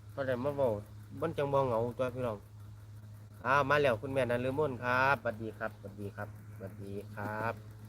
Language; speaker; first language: Thai; native; Thai